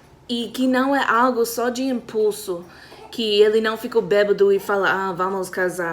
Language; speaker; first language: Portuguese; non-native, fluent; English